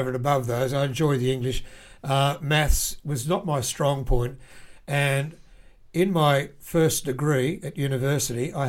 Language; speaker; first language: English; native; English